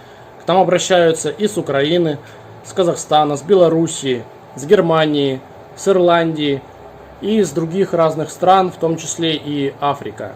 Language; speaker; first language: Russian; native; Russian